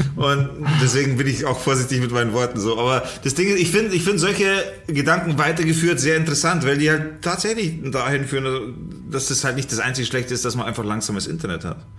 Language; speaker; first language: German; early bilingual, other home language; Polish